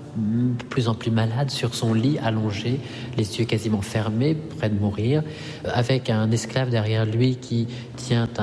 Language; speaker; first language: French; non-native, fluent; Italian